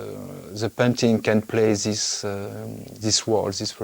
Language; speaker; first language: English; non-native, fluent; French